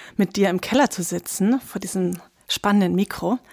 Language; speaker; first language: German; native; German